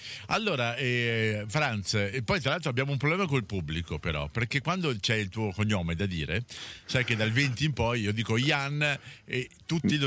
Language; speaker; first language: Italian; native; Italian